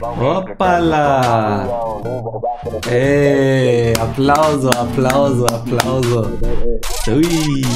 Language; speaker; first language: German; native; German